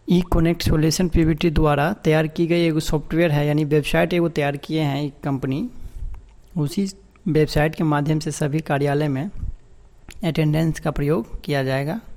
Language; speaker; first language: Hindi; native; Hindi